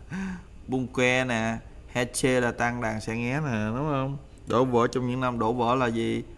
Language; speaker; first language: Vietnamese; native; Vietnamese